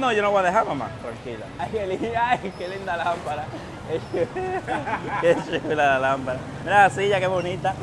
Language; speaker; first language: Spanish; native; Spanish